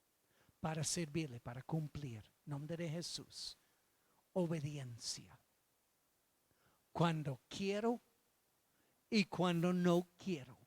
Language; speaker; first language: Spanish; non-native, fluent; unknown